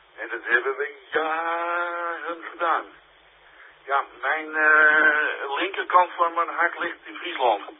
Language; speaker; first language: Dutch; native; Dutch